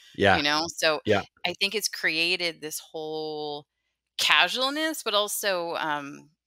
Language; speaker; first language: English; native; English